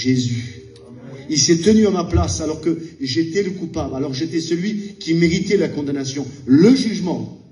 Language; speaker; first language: French; native; French